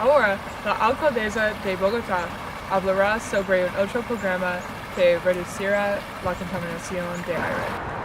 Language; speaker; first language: Spanish; non-native, learner; English